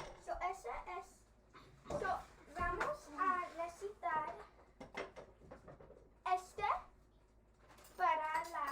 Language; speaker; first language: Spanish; early bilingual, heritage; Spanish